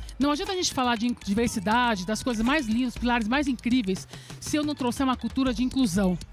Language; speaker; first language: Portuguese; early bilingual, other home language; Serbian